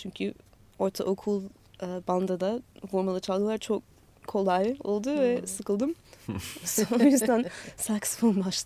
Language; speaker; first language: Turkish; non-native, learner; English